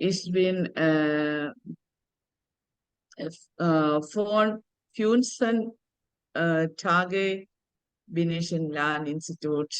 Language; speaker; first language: German; non-native, learner; Malayalam